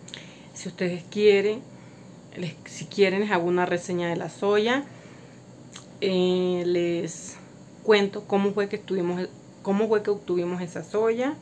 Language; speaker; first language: Spanish; native; Spanish